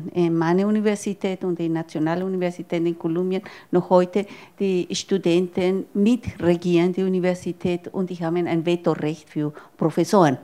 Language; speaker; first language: German; non-native, fluent; Spanish